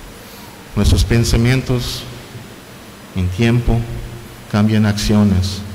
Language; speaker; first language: Spanish; non-native, fluent; English